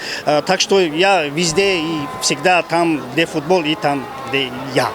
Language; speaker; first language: Russian; non-native, local second language; Tajik